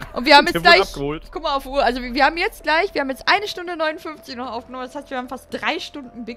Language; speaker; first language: German; native; German